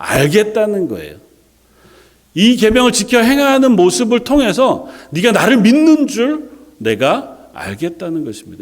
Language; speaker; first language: Korean; native; Korean